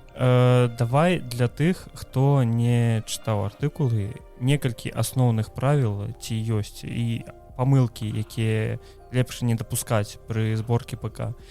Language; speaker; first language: Belarusian; native; Belarusian